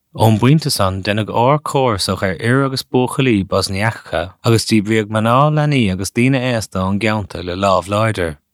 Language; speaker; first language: Irish; native; Irish